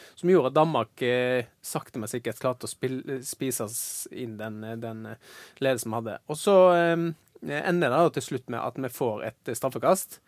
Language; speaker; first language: Norwegian; native; Norwegian